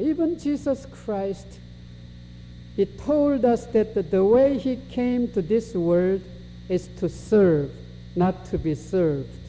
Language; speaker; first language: English; non-native, fluent; Korean